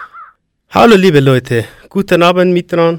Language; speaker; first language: German; non-native, learner; Kurdish